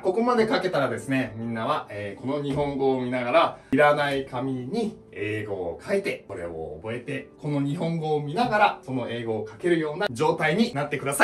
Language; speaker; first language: Japanese; native; Japanese